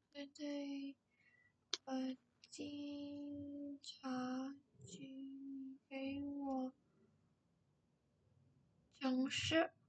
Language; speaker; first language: Chinese; non-native, learner; Indonesian